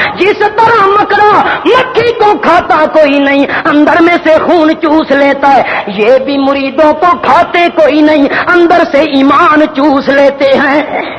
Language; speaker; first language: Urdu; non-native, local second language; Punjabi